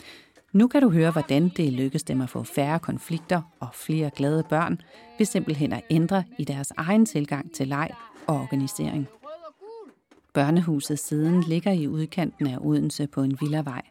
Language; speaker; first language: Danish; native; Danish